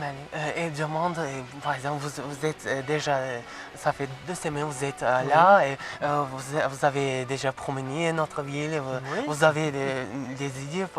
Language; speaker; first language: French; non-native, fluent; Azerbaijani